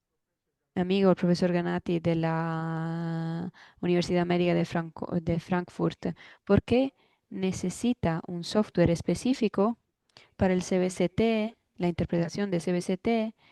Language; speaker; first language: Spanish; non-native, fluent; German